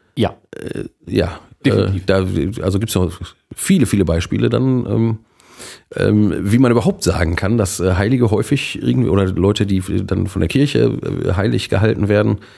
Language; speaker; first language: German; native; German